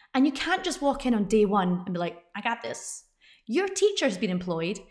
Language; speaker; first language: English; native; English